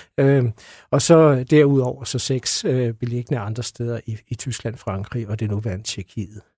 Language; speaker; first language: Danish; native; Danish